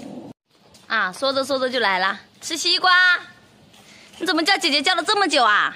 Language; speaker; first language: Chinese; native; Chinese